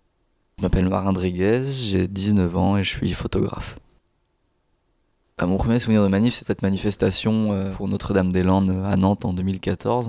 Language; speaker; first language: French; native; French